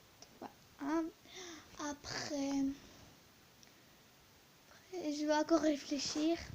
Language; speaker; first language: French; early bilingual, other home language; Turkish